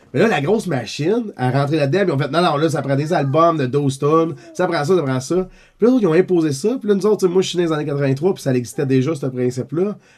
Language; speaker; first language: French; native; French